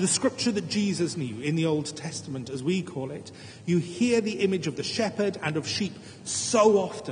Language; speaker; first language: English; native; English